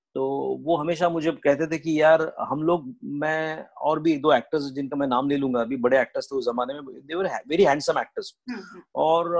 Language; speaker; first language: Hindi; non-native, local second language; Marathi